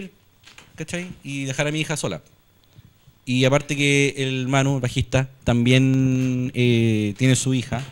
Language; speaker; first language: Spanish; native; Spanish